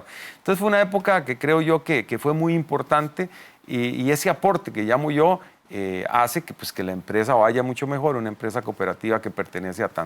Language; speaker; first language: Spanish; native; Spanish